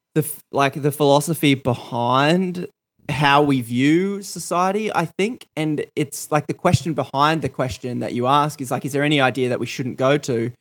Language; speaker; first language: English; native; English